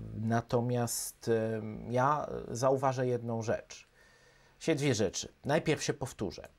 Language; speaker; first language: Polish; native; Polish